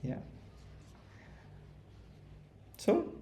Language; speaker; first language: English; non-native, learner; Hindi